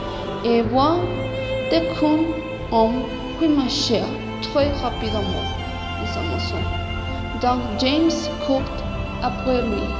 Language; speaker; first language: French; non-native, learner; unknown